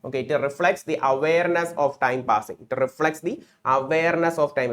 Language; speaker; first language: English; non-native, local second language; Malayalam